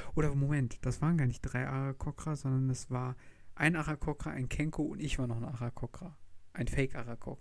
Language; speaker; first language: German; native; German